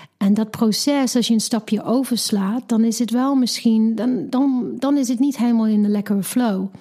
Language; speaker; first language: Dutch; non-native, fluent; English